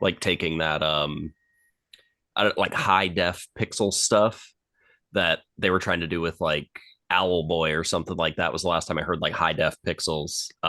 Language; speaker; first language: English; native; English